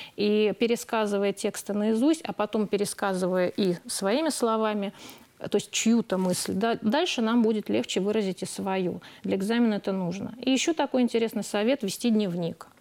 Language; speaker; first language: Russian; native; Russian